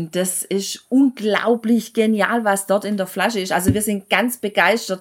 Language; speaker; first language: German; native; German